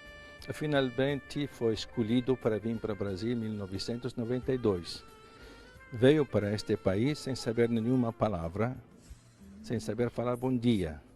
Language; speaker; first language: Portuguese; non-native, fluent; Arabic